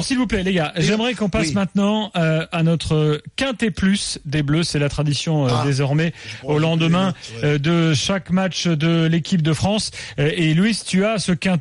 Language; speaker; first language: French; native; French